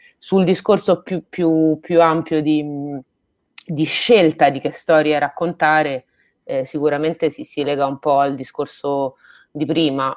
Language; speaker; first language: Italian; native; Italian